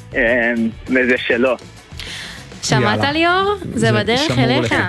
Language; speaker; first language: Hebrew; non-native, fluent; English